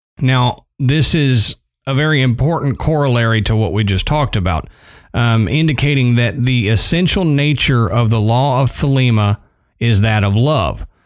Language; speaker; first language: English; native; English